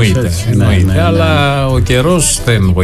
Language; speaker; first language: Greek; native; Greek